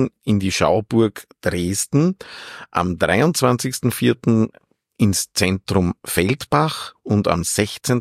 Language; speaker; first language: German; native; German